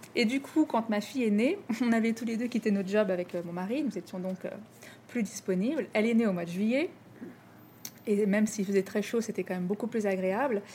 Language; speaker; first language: French; native; French